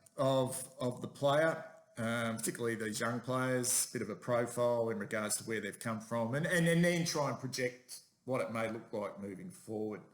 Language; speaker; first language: English; native; English